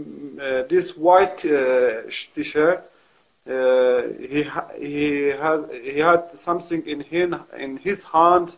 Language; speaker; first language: English; non-native, learner; Kurdish